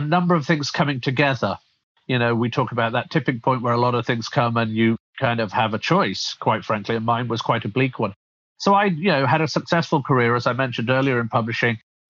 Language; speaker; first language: English; native; English